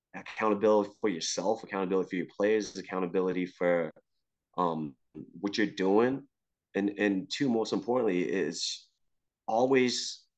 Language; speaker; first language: English; native; English